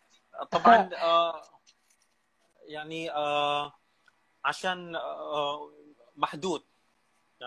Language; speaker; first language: Arabic; non-native, fluent; Indonesian